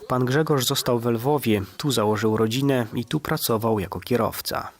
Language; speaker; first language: Polish; native; Polish